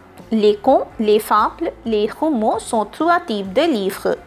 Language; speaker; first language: French; non-native, fluent; Hindi